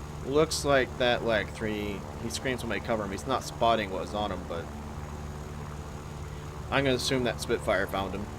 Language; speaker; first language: English; native; English